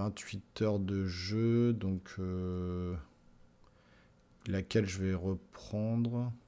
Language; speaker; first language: French; native; French